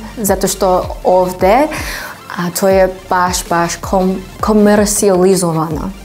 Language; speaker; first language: Serbian; non-native, learner; English